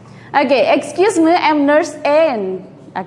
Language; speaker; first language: English; non-native, fluent; Indonesian